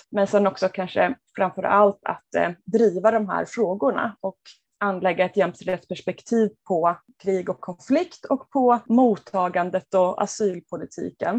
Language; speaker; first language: Swedish; native; Swedish